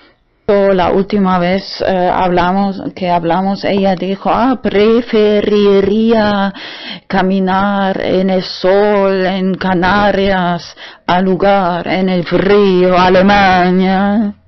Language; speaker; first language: Spanish; non-native, learner; German